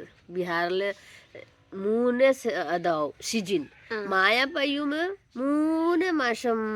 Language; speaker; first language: Malayalam; non-native, learner; Hindi